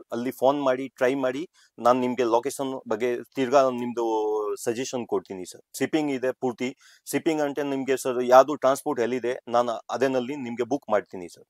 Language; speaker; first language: Kannada; non-native, local second language; Telugu